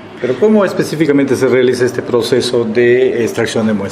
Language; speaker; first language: Spanish; native; Spanish